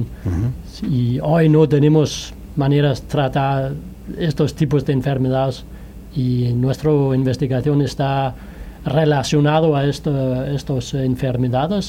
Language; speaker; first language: Spanish; non-native, fluent; Danish